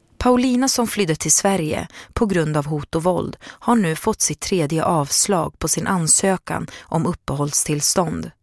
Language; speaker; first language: Swedish; native; Swedish